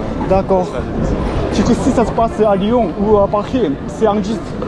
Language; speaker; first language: French; non-native, learner; Korean